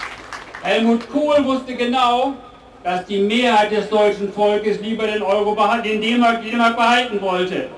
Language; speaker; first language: German; native; German